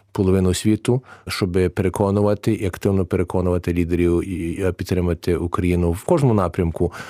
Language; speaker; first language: Ukrainian; early bilingual, heritage; Ukrainian